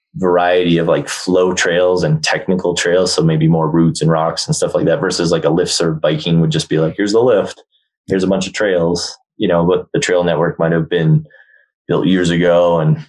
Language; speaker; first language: English; native; English